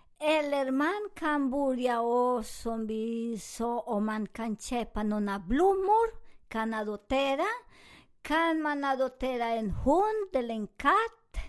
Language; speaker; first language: Swedish; non-native, learner; Spanish